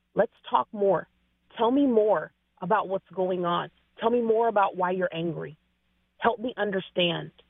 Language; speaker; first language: English; native; English